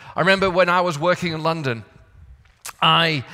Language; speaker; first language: English; native; English